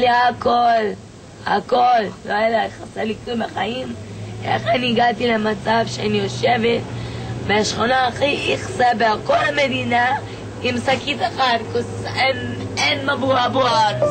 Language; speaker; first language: Hebrew; non-native, fluent; English